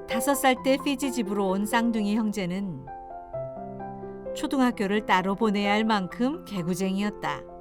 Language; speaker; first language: Korean; native; Korean